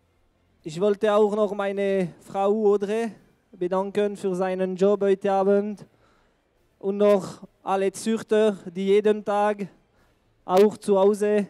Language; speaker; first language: German; non-native, local second language; French